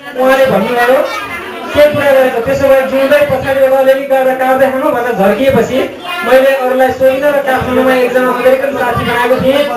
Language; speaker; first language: Nepali; native; Nepali